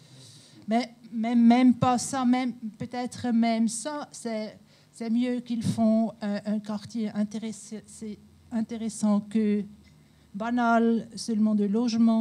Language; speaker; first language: French; non-native, local second language; German